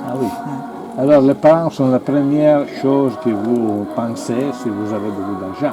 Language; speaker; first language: French; non-native, learner; Italian